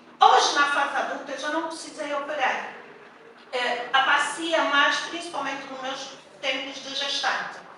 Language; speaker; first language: Portuguese; native; Portuguese